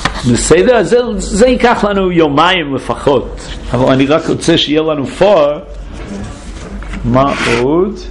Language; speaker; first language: Hebrew; non-native, fluent; English